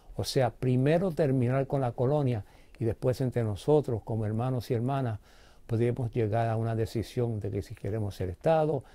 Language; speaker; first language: Spanish; early bilingual, heritage; Spanish